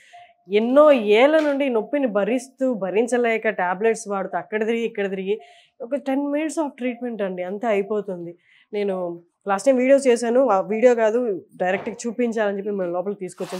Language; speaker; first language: Telugu; native; Telugu